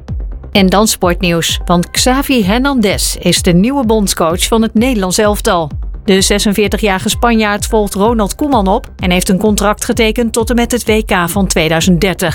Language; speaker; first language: Dutch; native; Dutch